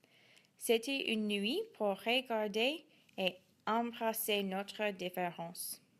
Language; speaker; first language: French; non-native, learner; English